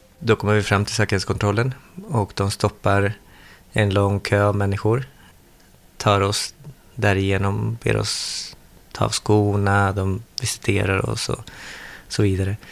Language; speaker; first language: Swedish; early bilingual, other home language; Spanish